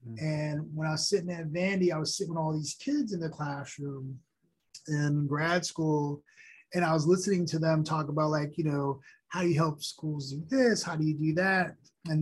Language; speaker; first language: English; early bilingual, other home language; Haitian Creole